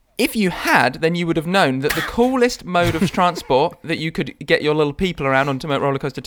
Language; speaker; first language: English; native; English